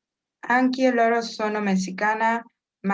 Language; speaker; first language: Italian; non-native, learner; Spanish